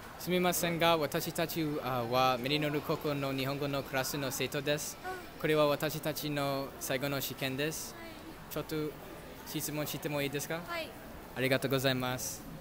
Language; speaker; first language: Japanese; non-native, learner; English